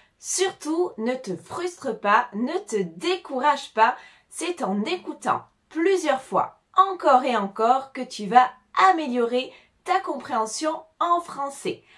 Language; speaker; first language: French; native; French